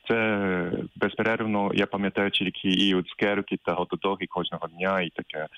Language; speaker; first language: Ukrainian; non-native, fluent; Japanese